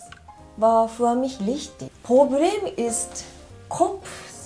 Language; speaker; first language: German; non-native, learner; Japanese